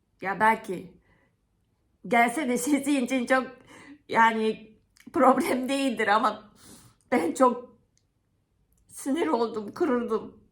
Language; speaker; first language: Turkish; non-native, fluent; Japanese